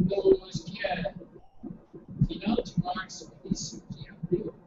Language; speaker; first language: Portuguese; non-native, fluent; English